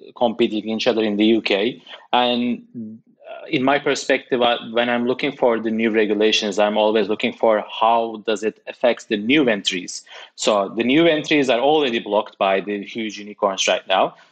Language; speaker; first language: English; non-native, fluent; Turkish